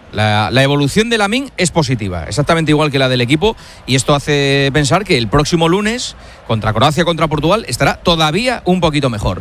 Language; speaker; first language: Spanish; native; Spanish